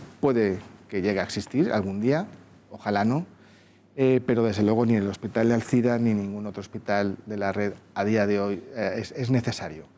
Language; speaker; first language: Spanish; native; Spanish